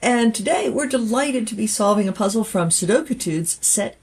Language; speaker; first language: English; native; English